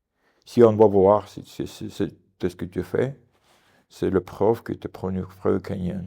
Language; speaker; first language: French; non-native, fluent; Russian